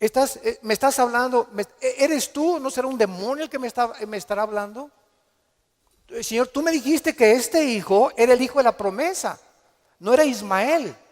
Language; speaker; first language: Spanish; native; Spanish